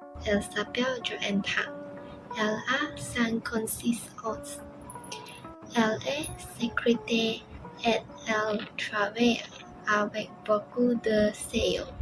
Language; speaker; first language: French; non-native, learner; Chinese